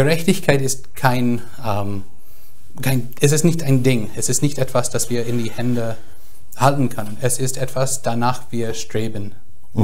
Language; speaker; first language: German; non-native, fluent; English